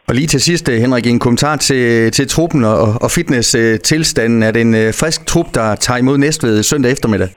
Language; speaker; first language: Danish; native; Danish